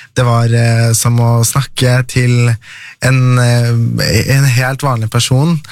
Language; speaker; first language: Norwegian; early bilingual, other home language; Persian